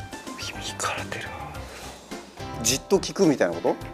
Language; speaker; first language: Japanese; native; Japanese